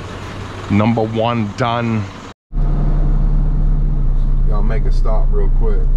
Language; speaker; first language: English; native; English